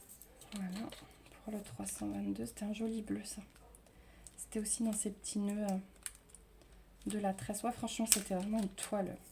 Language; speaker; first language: French; native; French